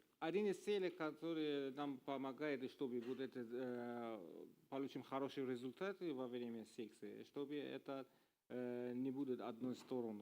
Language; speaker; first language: Russian; non-native, learner; Persian